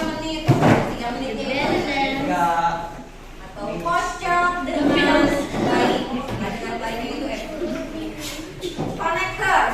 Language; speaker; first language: Indonesian; native; Indonesian